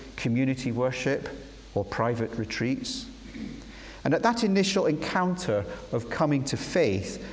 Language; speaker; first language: English; native; English